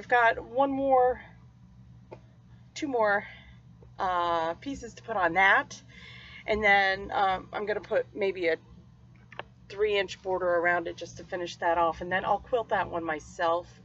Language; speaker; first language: English; native; English